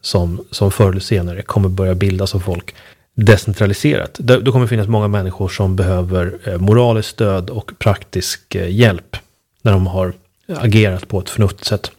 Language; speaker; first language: Swedish; native; Swedish